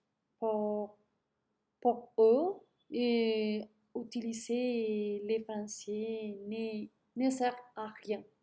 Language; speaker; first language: French; non-native, learner; Spanish